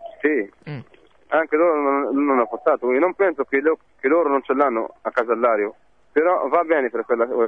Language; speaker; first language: Italian; non-native, fluent; Arabic